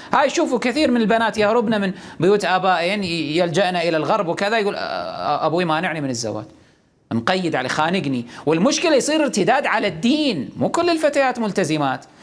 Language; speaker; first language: Arabic; native; Arabic